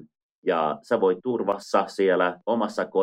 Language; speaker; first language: Finnish; non-native, fluent; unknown